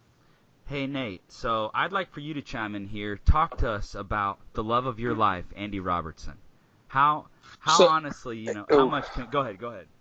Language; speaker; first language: English; native; English